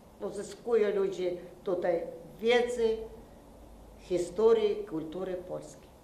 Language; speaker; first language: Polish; non-native, learner; Ukrainian